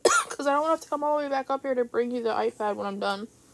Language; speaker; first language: English; native; English